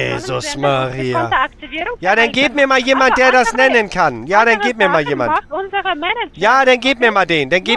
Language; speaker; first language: German; native; German